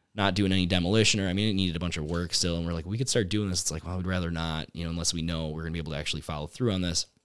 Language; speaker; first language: English; native; English